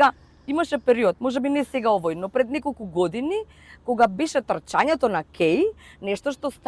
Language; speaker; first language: Macedonian; native; Macedonian